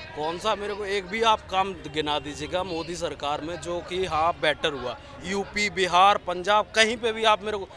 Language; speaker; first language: Hindi; native; Hindi